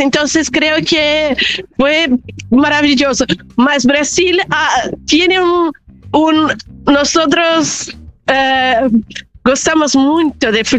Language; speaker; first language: Spanish; non-native, fluent; Portuguese